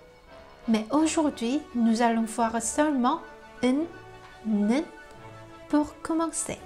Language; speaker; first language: French; non-native, fluent; Korean